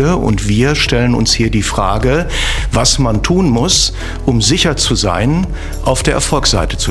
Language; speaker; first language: German; native; German